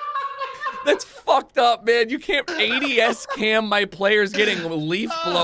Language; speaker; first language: English; native; English